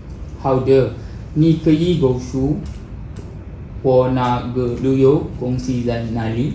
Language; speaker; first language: Chinese; non-native, learner; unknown